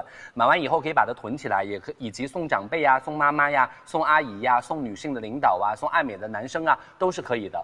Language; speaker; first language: Chinese; native; Chinese